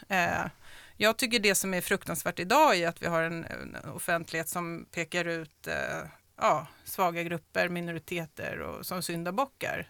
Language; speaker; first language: Swedish; native; Swedish